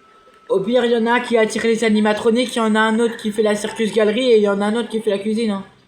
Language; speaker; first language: French; native; French